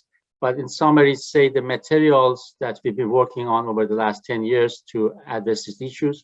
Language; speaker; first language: English; non-native, fluent; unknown